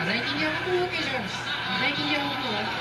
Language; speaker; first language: Filipino; non-native, learner; Japanese